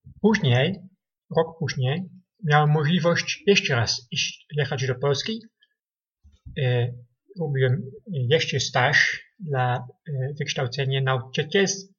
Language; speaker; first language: Polish; non-native, learner; Dutch